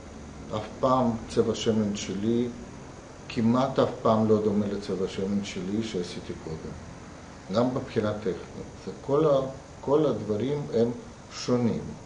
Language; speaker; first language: Hebrew; non-native, fluent; Russian